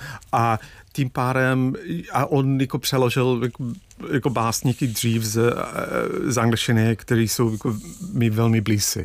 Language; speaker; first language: Czech; non-native, fluent; English